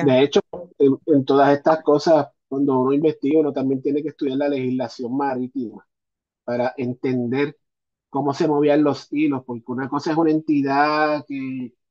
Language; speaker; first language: Spanish; native; Spanish